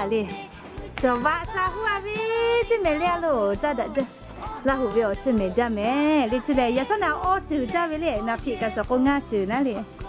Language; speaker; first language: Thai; non-native, local second language; Lahu